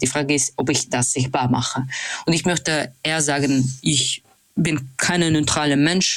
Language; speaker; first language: German; non-native, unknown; Russian